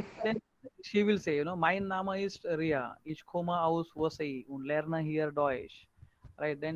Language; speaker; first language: German; non-native, learner; Marathi